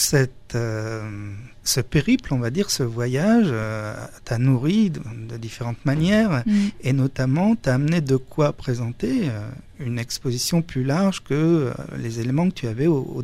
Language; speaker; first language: French; native; French